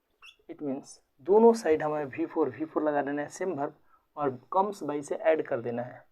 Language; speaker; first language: Hindi; native; Hindi